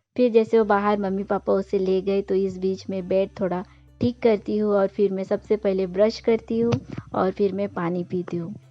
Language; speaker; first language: Hindi; non-native, local second language; Bangla